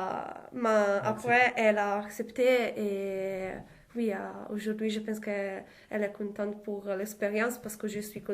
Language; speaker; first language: French; non-native, learner; Italian